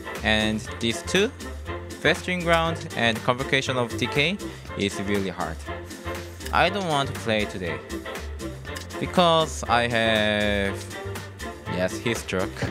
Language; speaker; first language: English; non-native, learner; Korean